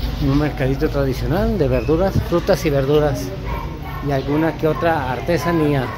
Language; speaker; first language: Spanish; native; Spanish